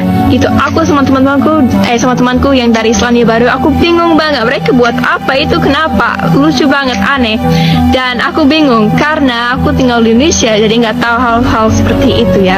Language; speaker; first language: Indonesian; early bilingual, other home language; English